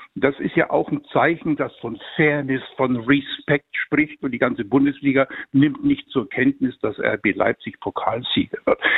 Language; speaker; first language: German; native; German